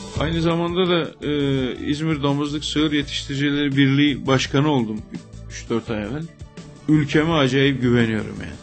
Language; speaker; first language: Turkish; native; Turkish